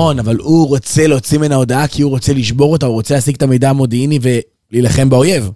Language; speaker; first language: Hebrew; native; Hebrew